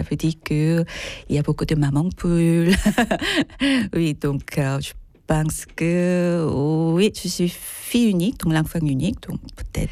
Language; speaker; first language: French; non-native, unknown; Korean